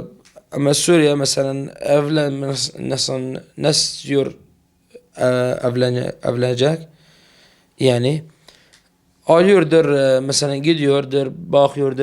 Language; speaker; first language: Turkish; non-native, learner; Arabic